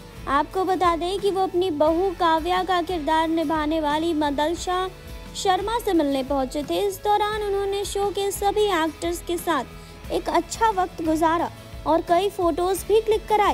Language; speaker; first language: Hindi; native; Hindi